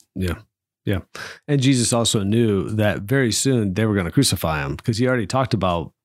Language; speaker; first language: English; native; English